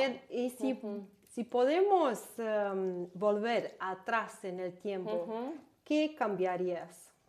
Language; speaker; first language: Spanish; non-native, learner; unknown